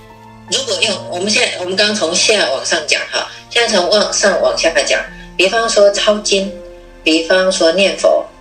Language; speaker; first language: Chinese; native; Chinese